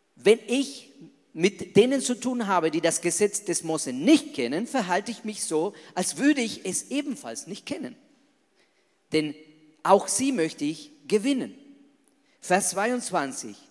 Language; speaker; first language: German; non-native, fluent; Spanish